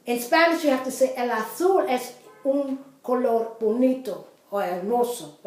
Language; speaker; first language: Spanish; non-native, fluent; English